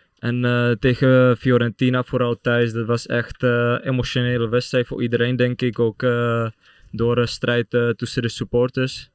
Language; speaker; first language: Dutch; non-native, fluent; Czech